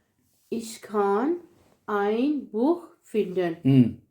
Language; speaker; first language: German; non-native, learner; Hindi